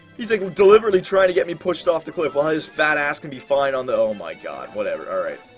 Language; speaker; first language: English; native; English